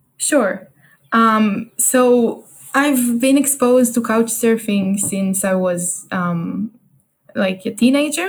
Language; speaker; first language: English; non-native, fluent; Hebrew